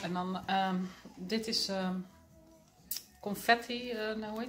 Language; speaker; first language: Dutch; native; Dutch